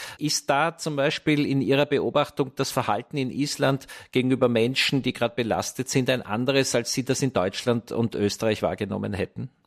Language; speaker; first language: German; native; German